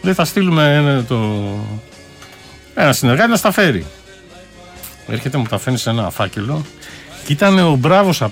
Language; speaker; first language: Greek; native; Greek